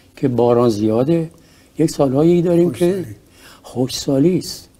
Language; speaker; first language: Persian; native; Persian